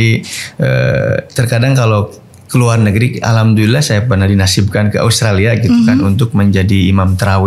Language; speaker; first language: Indonesian; native; Indonesian